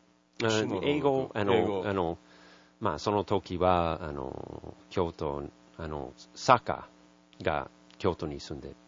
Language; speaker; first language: Japanese; non-native, learner; English